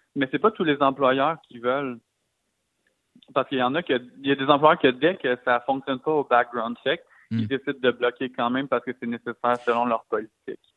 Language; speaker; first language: French; native; French